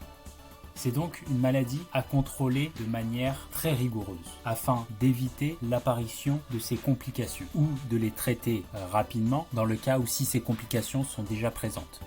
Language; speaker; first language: French; native; French